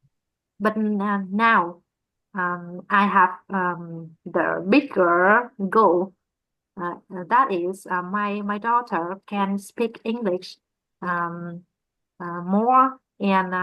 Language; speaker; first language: English; non-native, learner; Vietnamese